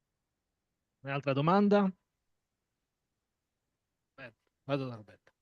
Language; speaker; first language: Italian; native; Italian